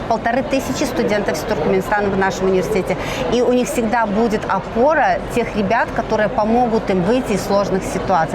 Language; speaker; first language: Russian; native; Russian